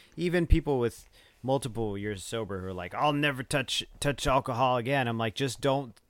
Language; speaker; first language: English; native; English